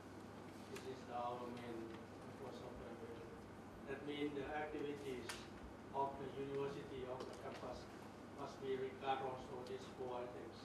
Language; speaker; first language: English; non-native, learner; Thai